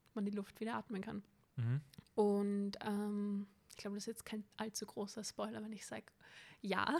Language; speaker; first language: German; native; German